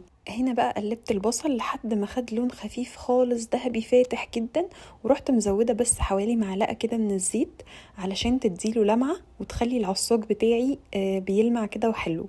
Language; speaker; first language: Arabic; native; Arabic